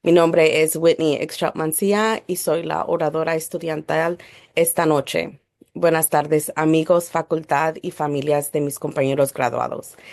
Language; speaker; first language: Spanish; early bilingual, heritage; Spanish